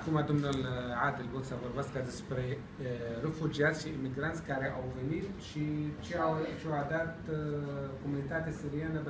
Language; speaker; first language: Romanian; non-native, learner; Arabic